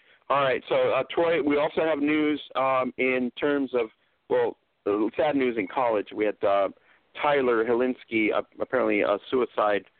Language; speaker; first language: English; early bilingual, other home language; Spanish